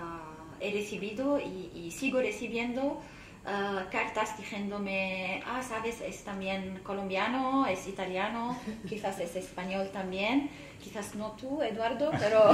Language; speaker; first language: Spanish; non-native, fluent; Arabic